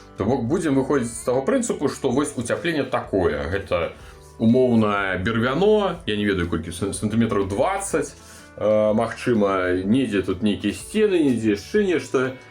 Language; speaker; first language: Belarusian; native; Belarusian